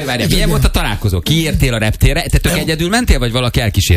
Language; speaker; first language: Hungarian; native; Hungarian